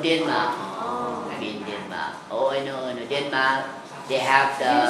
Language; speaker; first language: English; non-native, learner; Thai